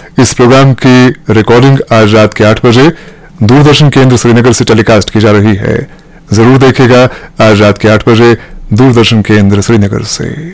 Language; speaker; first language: Urdu; non-native, local second language; Kashmiri